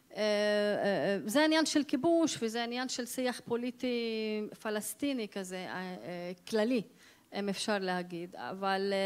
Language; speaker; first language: Hebrew; non-native, local second language; Arabic